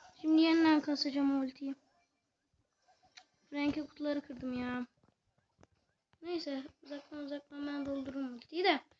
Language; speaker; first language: Turkish; native; Turkish